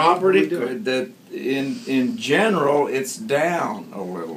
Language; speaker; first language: English; native; English